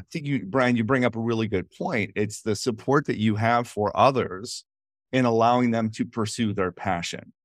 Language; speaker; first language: English; native; English